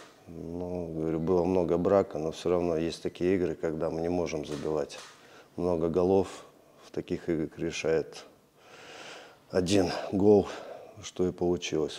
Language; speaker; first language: Russian; native; Russian